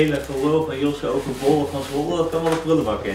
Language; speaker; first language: Dutch; native; Dutch